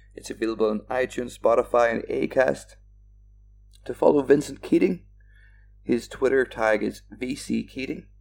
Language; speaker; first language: English; native; English